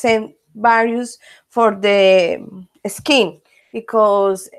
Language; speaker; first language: English; non-native, learner; Spanish